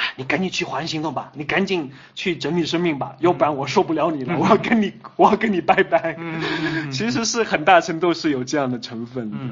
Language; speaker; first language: Chinese; native; Chinese